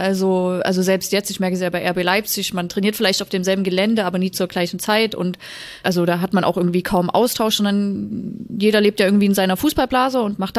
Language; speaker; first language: German; native; German